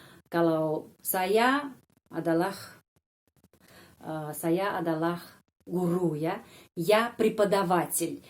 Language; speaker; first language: Indonesian; non-native, fluent; Russian